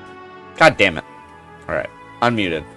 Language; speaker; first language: English; native; English